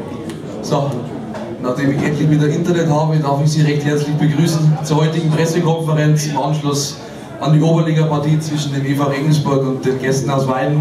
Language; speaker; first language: German; native; German